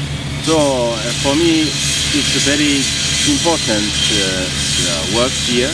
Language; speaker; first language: English; non-native, learner; Korean